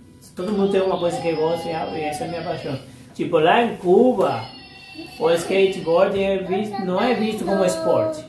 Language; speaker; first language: Portuguese; non-native, fluent; Spanish